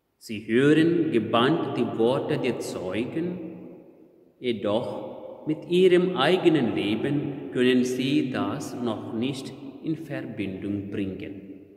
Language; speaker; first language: German; non-native, fluent; Telugu